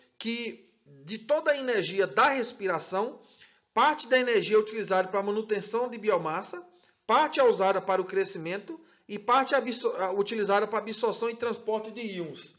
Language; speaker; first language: Portuguese; native; Portuguese